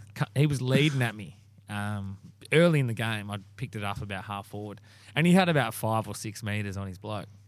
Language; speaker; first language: English; native; English